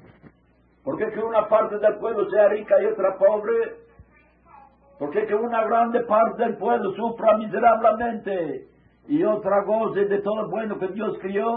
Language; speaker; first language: Spanish; early bilingual, heritage; Ladino